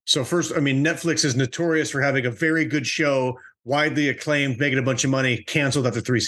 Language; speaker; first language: English; native; English